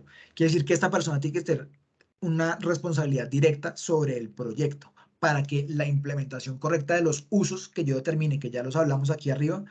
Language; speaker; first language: Spanish; native; Spanish